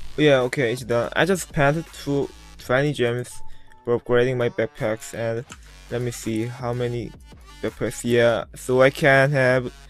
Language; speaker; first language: English; non-native, learner; Korean